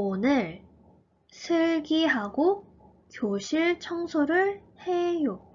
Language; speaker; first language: Korean; early bilingual, heritage; Korean